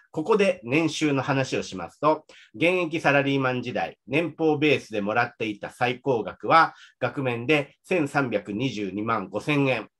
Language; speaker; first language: Japanese; native; Japanese